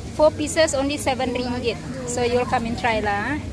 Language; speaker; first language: English; non-native, local second language; Malay